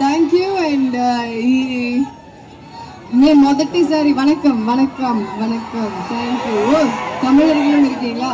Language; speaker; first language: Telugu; non-native, local second language; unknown